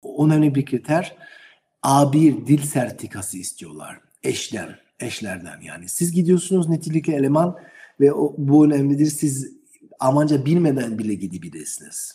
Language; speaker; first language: Turkish; non-native, learner; German